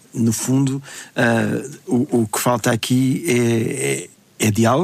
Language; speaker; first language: Portuguese; native; Portuguese